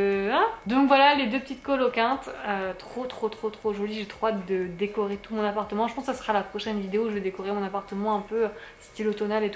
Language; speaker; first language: French; native; French